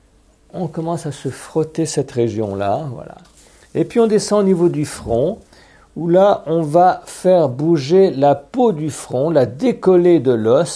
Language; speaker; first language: French; native; French